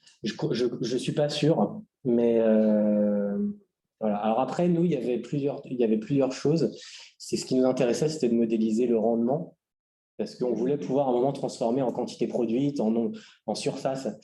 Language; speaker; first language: French; native; French